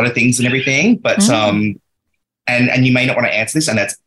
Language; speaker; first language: English; native; English